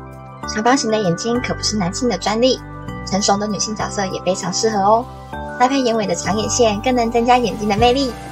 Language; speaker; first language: Chinese; native; Chinese